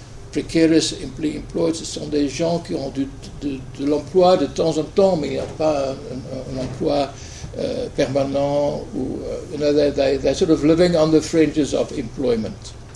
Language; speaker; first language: French; non-native, fluent; English